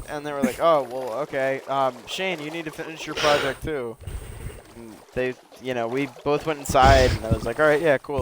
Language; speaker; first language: English; native; English